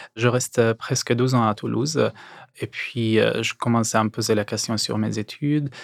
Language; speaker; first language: French; non-native, fluent; Arabic